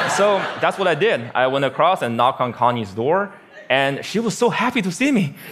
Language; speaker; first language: English; non-native, fluent; Chinese